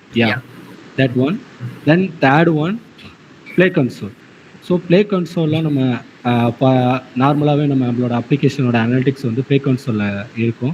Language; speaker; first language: Tamil; native; Tamil